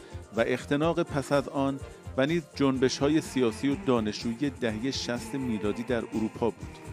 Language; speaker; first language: Persian; native; Persian